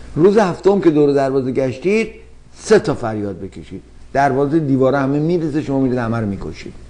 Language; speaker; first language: Persian; native; Persian